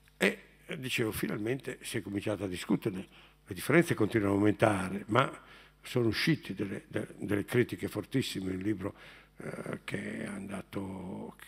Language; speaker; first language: Italian; native; Italian